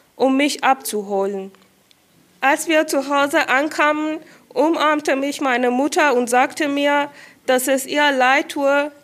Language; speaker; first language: German; non-native, fluent; Persian